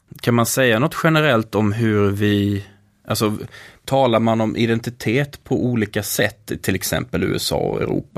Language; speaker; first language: Swedish; native; Swedish